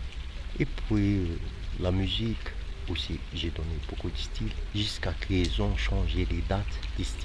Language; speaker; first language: French; non-native, fluent; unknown